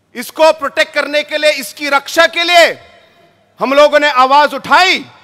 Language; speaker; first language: Hindi; non-native, local second language; Garo